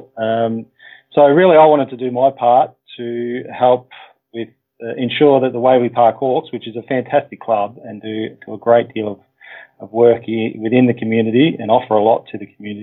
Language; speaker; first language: English; native; English